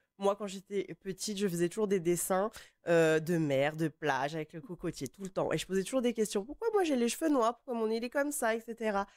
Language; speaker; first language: French; native; French